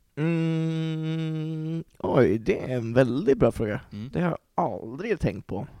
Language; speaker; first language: Swedish; native; Swedish